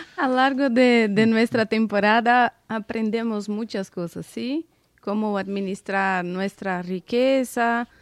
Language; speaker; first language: Spanish; non-native, fluent; Portuguese